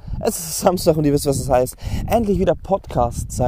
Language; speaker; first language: German; native; German